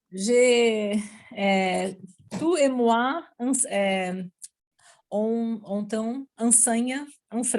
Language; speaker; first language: French; non-native, learner; Portuguese